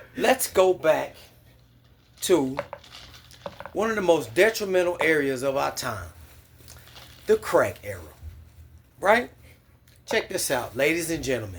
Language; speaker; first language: English; native; English